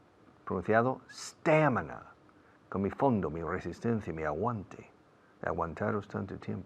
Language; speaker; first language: Spanish; non-native, fluent; English